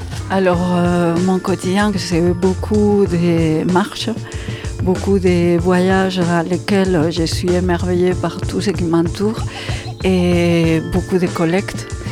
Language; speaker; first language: French; non-native, fluent; Spanish